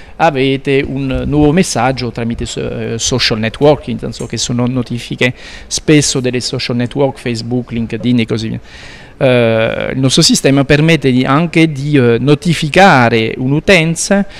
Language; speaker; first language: Italian; non-native, fluent; French